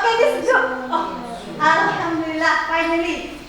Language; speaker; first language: English; non-native, learner; Indonesian